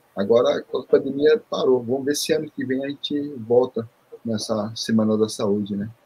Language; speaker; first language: Portuguese; early bilingual, other home language; Korean